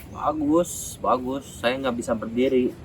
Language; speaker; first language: Indonesian; non-native, local second language; English